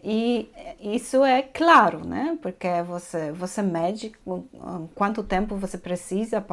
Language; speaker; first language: Portuguese; non-native, fluent; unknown